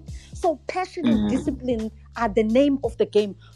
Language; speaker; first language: English; non-native, local second language; Zulu